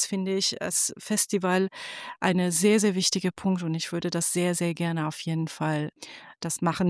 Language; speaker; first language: German; non-native, fluent; Persian